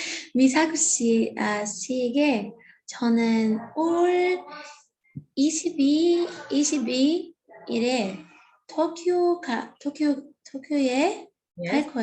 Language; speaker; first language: Korean; non-native, learner; Arabic